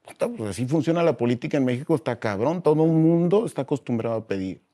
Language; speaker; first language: Spanish; native; Spanish